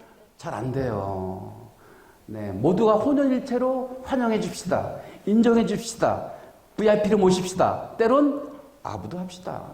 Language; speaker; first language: Korean; native; Korean